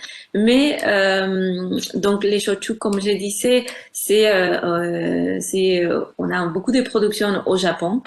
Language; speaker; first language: French; non-native, fluent; Spanish